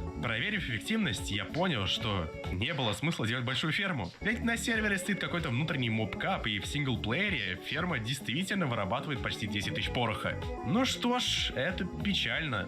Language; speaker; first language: Russian; native; Russian